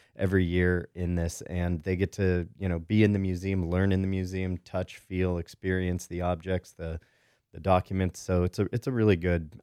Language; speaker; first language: English; native; English